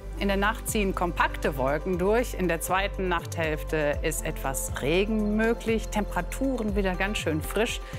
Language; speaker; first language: German; native; German